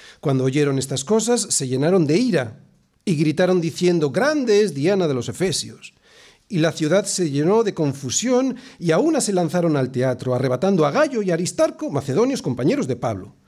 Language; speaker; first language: Spanish; native; Spanish